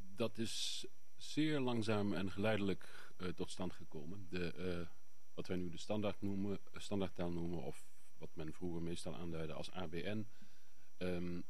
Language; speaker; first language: Dutch; native; Dutch